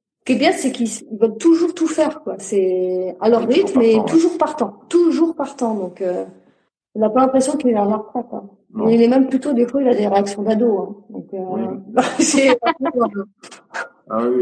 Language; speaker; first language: French; native; French